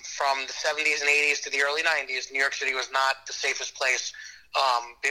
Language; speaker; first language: English; native; English